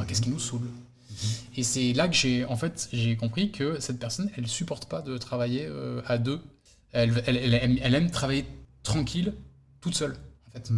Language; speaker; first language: French; native; French